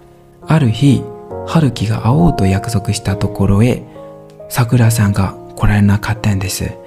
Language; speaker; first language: Japanese; non-native, learner; Burmese